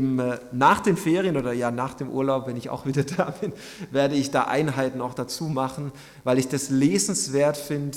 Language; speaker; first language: German; native; German